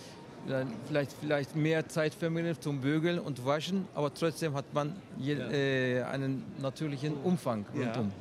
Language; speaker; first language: German; non-native, fluent; Turkish